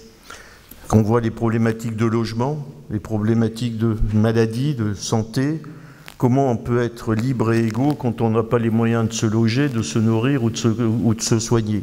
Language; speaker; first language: French; native; French